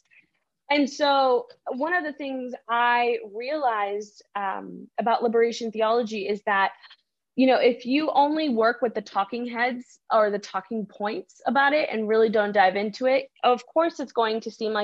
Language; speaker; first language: English; early bilingual, other home language; Spanish